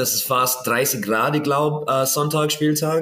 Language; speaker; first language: German; non-native, learner; English